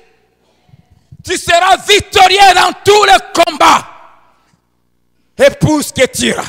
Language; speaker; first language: French; non-native, local second language; Lingala